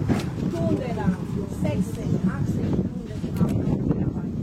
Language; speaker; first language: German; non-native, fluent; French